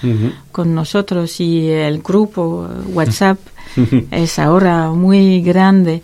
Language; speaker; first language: Spanish; non-native, learner; French